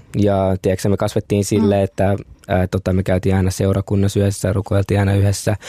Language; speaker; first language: Finnish; early bilingual, other home language; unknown